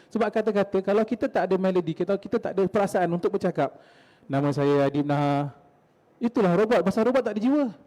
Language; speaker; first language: Malay; native; Malay